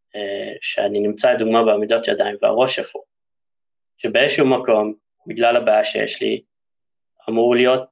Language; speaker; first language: Hebrew; native; Hebrew